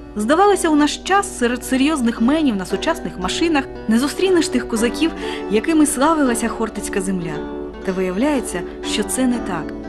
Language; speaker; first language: Ukrainian; native; Ukrainian